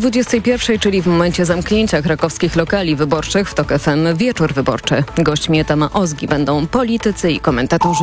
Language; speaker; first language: Polish; native; Polish